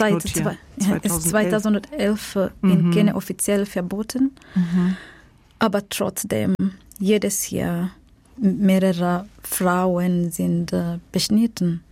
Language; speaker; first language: German; non-native, fluent; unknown